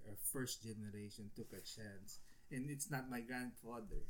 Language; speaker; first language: English; non-native, local second language; Filipino